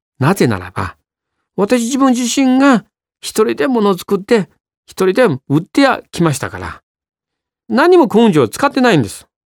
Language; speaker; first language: Japanese; non-native, fluent; Chinese